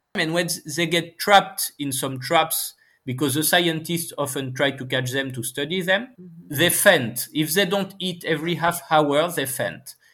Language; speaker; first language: English; non-native, fluent; French